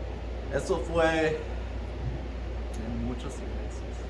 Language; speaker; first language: Spanish; early bilingual, heritage; Spanish